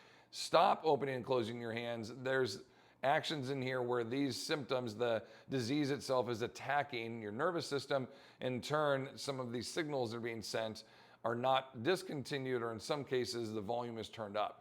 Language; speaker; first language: English; native; English